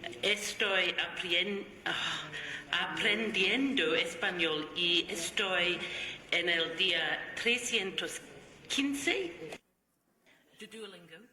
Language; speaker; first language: Spanish; non-native, learner; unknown